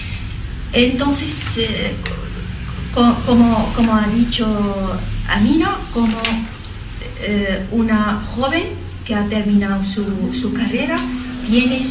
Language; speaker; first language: Spanish; non-native, learner; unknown